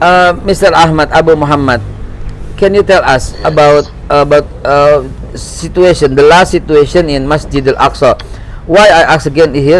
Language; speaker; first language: English; non-native, learner; Indonesian